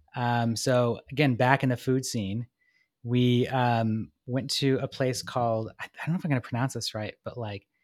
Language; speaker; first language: English; native; English